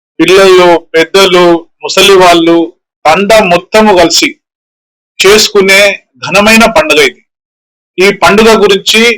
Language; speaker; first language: Telugu; non-native, local second language; Lambadi